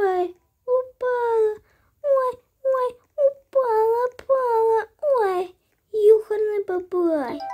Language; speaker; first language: Russian; early bilingual, heritage; Russian